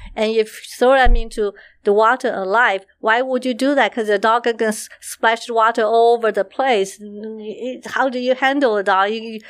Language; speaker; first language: English; non-native, fluent; Chinese